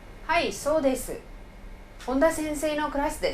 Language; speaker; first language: Japanese; non-native, fluent; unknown